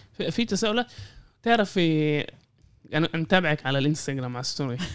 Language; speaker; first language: Arabic; native; Arabic